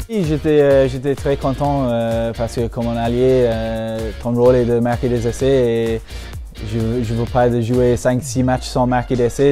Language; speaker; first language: French; non-native, fluent; English